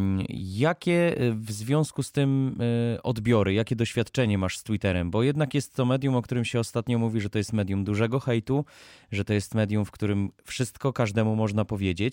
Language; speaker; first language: Polish; native; Polish